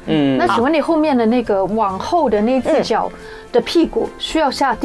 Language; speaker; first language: Chinese; native; Chinese